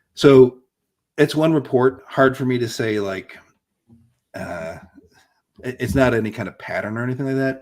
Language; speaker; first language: English; native; English